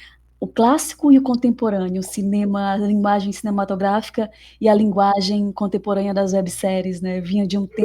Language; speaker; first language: Portuguese; native; Portuguese